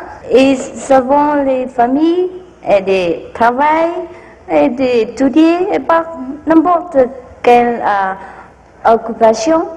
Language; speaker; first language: French; non-native, fluent; Vietnamese